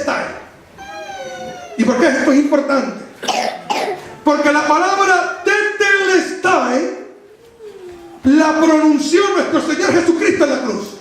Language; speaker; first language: Spanish; native; Spanish